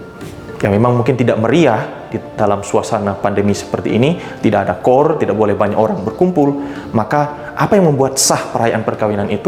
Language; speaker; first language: Indonesian; native; Indonesian